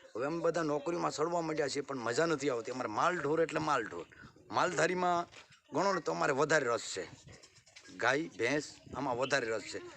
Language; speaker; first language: Gujarati; non-native, local second language; Kachhi